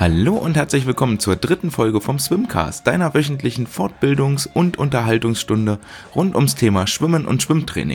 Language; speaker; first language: German; native; German